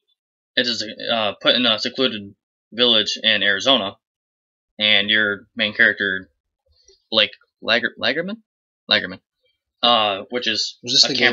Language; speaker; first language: English; native; English